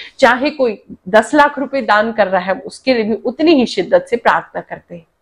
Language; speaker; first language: Hindi; native; Hindi